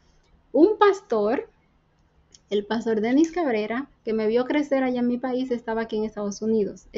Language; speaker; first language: Spanish; native; Spanish